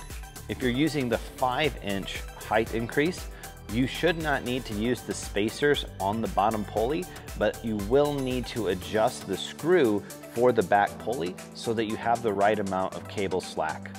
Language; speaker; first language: English; native; English